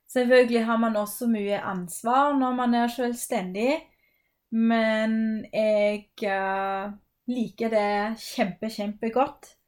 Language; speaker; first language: Norwegian; non-native, fluent; German